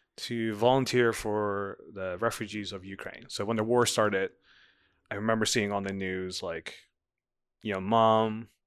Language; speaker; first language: English; non-native, fluent; Dutch